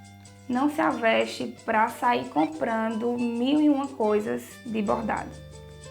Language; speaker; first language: Portuguese; native; Portuguese